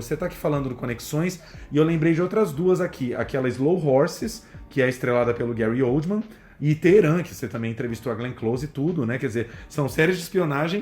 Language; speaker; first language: Portuguese; native; Portuguese